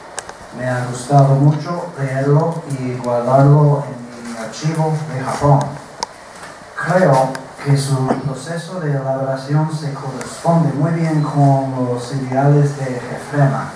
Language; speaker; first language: Spanish; non-native, fluent; English